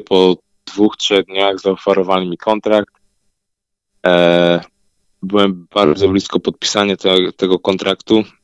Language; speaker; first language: Polish; early bilingual, heritage; Polish